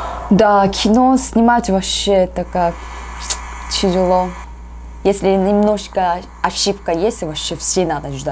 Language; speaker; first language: Russian; non-native, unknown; Korean